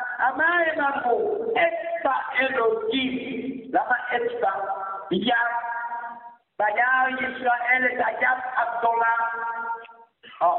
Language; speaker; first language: Hebrew; non-native, fluent; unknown